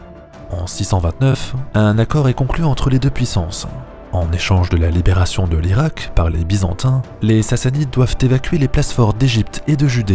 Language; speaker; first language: French; native; French